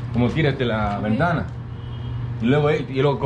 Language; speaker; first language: Spanish; non-native, learner; Greek